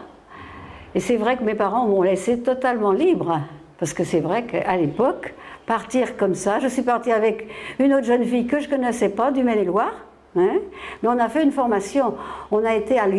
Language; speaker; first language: French; native; French